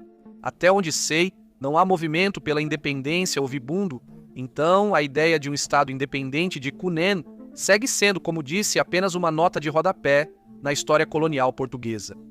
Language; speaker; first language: Portuguese; native; Portuguese